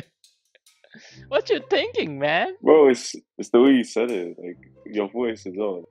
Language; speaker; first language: English; non-native, local second language; Chinese